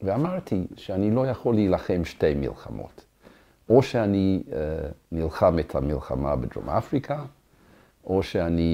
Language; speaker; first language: Hebrew; non-native, fluent; English